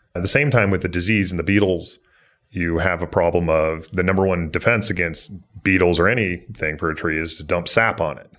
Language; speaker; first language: English; native; English